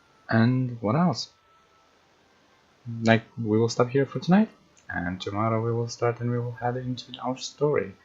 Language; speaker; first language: English; non-native, fluent; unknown